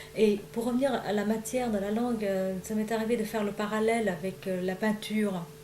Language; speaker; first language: French; non-native, fluent; Vietnamese